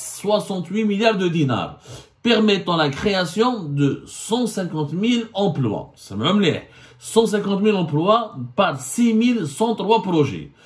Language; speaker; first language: French; non-native, local second language; Arabic